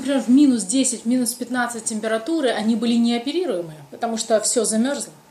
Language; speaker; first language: Russian; native; Russian